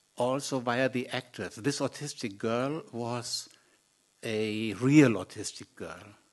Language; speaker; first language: English; non-native, fluent; German